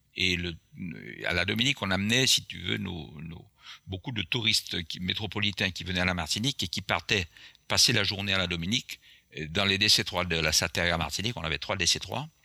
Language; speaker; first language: French; non-native, local second language; Guadeloupean Creole French